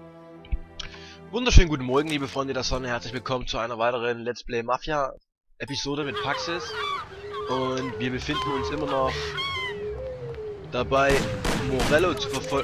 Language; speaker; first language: German; native; German